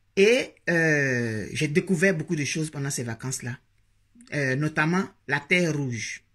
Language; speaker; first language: French; native; French